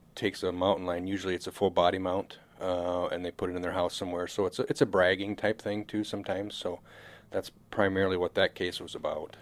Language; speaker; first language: English; native; English